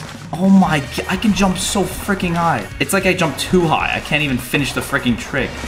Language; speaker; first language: English; native; English